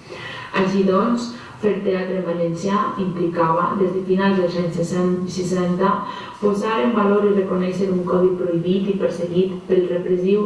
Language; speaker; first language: Catalan; native; Catalan